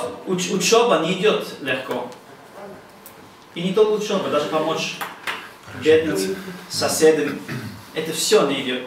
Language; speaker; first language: Russian; non-native, learner; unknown